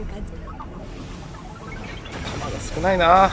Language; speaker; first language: Japanese; native; Japanese